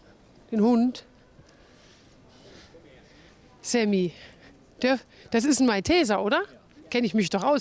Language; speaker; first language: German; native; German